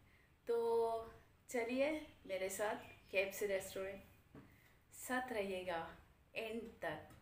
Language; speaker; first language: Hindi; non-native, local second language; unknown